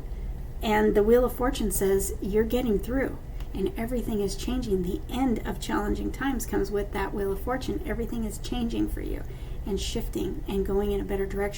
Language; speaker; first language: English; native; English